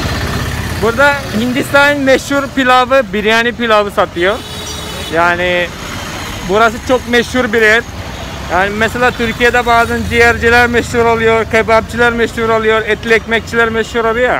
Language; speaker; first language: Turkish; non-native, fluent; Malayalam